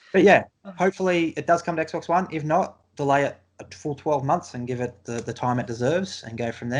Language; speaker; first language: English; native; English